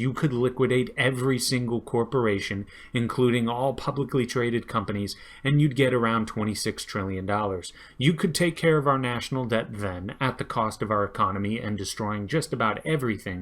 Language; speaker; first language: English; native; English